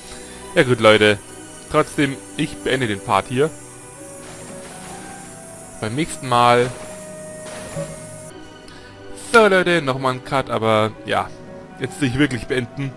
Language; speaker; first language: German; native; German